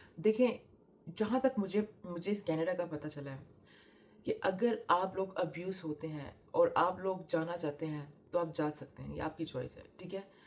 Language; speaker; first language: Urdu; non-native, local second language; Punjabi